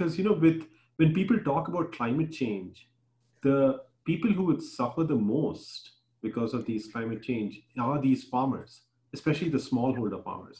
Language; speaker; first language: English; non-native, local second language; Hindi